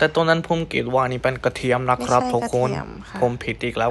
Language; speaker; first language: Thai; non-native, fluent; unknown